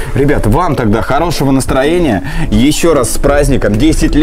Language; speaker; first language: Russian; native; Russian